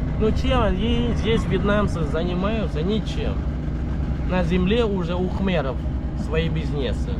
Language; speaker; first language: Russian; non-native, fluent; Khmer